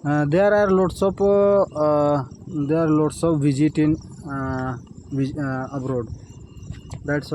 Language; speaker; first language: English; non-native, learner; Hindi